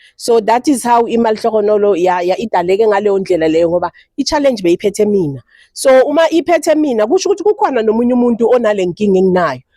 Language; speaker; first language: Zulu; native; Zulu